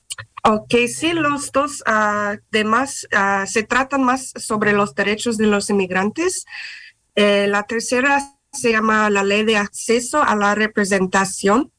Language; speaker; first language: Spanish; non-native, fluent; English